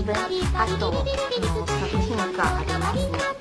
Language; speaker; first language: Japanese; non-native, learner; Chinese